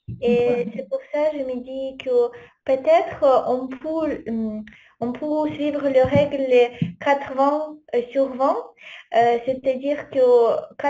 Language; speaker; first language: French; non-native, fluent; Ukrainian